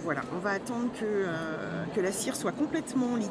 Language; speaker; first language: French; native; French